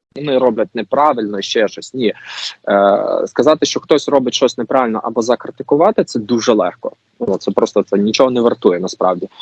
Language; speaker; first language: Ukrainian; native; Ukrainian